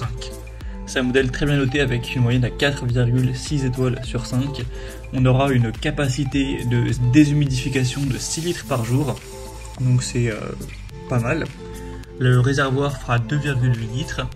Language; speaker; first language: French; native; French